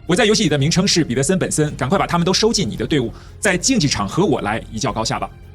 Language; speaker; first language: Chinese; native; Chinese